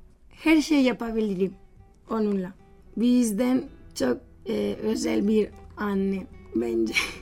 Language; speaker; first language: Turkish; non-native, learner; Spanish